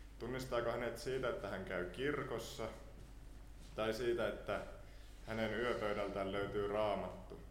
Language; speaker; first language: Finnish; native; Finnish